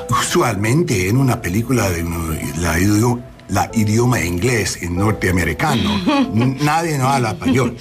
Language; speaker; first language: Spanish; non-native, learner; English